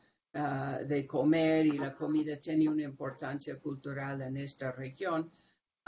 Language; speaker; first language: Spanish; non-native, fluent; English